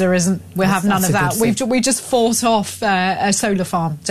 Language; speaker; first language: English; native; English